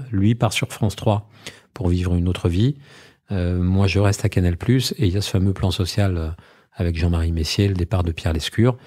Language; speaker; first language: French; native; French